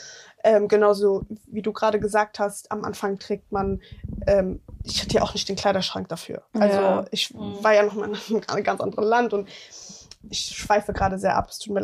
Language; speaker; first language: German; early bilingual, other home language; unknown